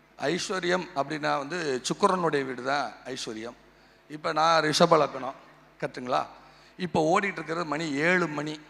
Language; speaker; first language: Tamil; native; Tamil